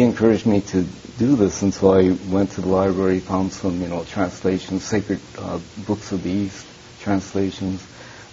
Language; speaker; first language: English; early bilingual, other home language; Japanese